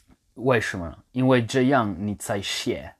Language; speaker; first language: Chinese; non-native, learner; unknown